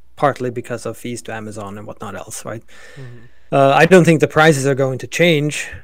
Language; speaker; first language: English; non-native, fluent; Swedish